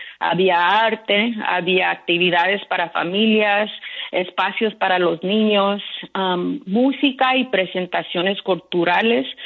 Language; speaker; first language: Spanish; early bilingual, heritage; Spanish